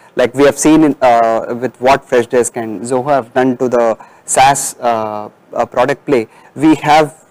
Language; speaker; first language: English; non-native, local second language; Tamil